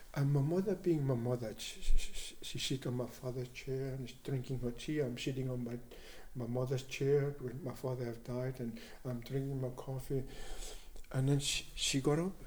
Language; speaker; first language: English; non-native, fluent; Kalaallisut